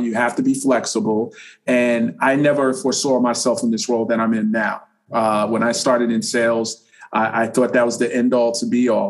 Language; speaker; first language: English; native; English